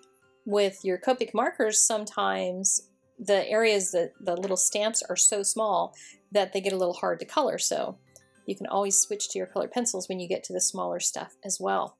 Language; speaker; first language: English; native; English